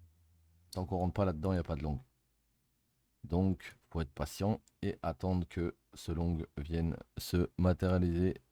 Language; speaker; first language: French; native; French